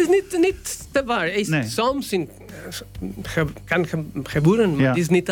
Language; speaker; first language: Dutch; non-native, learner; Spanish